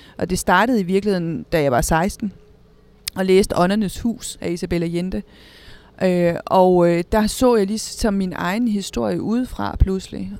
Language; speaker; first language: Danish; early bilingual, other home language; Spanish